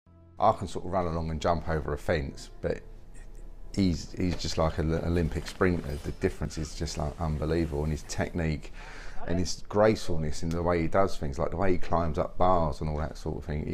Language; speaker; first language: English; native; English